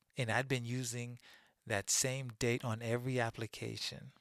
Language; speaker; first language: English; early bilingual, other home language; Haitian Creole